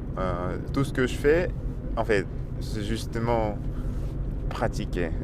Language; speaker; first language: French; non-native, learner; Russian